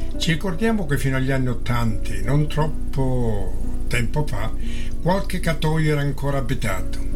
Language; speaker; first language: Italian; native; Italian